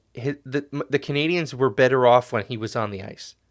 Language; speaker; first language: English; native; English